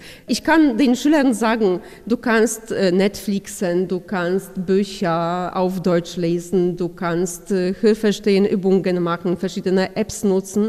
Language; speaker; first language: German; non-native, fluent; Polish